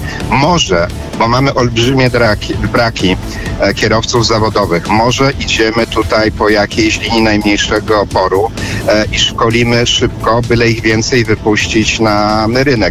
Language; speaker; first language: Polish; native; Polish